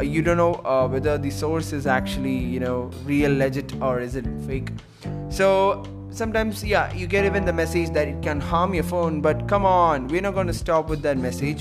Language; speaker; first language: English; non-native, local second language; Malayalam